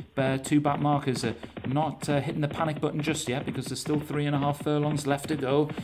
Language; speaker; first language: English; native; English